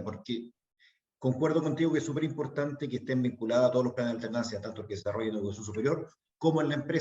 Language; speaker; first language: Spanish; native; Spanish